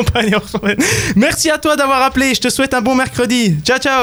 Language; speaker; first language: French; native; French